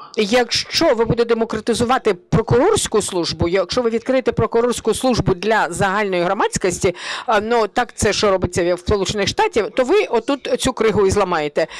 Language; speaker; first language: Ukrainian; early bilingual, heritage; Ukrainian